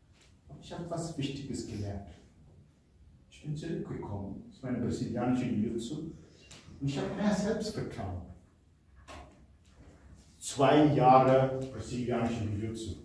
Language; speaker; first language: German; non-native, fluent; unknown